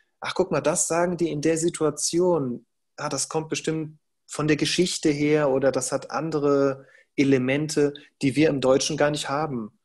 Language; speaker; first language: German; native; German